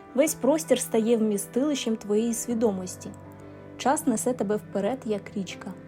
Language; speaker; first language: Ukrainian; non-native, local second language; Russian